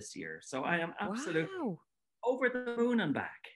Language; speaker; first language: English; native; English